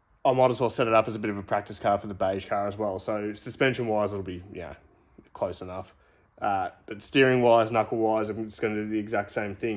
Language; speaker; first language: English; native; English